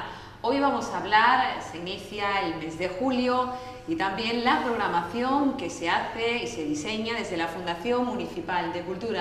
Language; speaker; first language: Spanish; native; Spanish